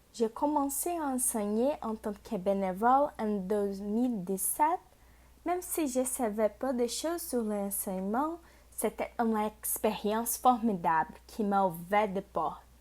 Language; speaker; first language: French; non-native, learner; Portuguese